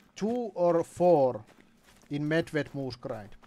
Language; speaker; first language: English; non-native, learner; Finnish